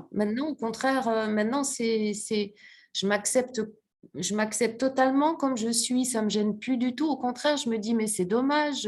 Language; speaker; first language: French; native; French